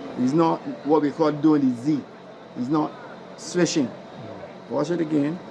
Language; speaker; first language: English; native; English